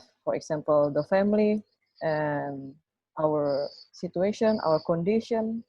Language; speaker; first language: English; non-native, fluent; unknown